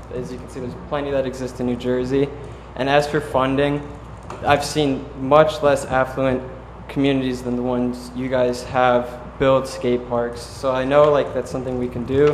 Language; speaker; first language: English; native; English